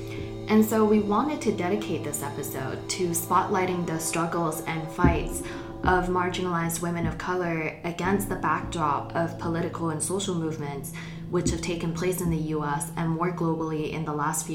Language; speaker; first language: English; non-native, local second language; Cantonese